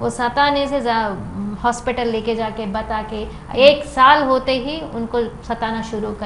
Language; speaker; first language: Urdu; non-native, local second language; Telugu